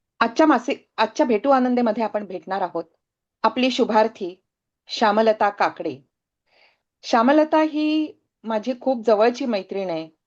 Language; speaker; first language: Marathi; native; Marathi